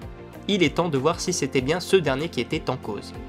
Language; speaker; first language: French; native; French